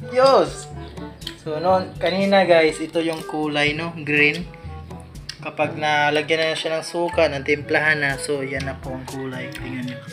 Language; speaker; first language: Filipino; non-native, local second language; Cebuano